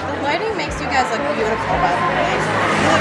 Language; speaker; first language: English; native; English